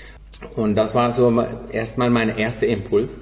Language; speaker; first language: German; non-native, fluent; Spanish